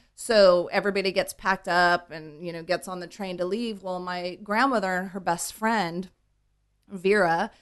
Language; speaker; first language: English; native; English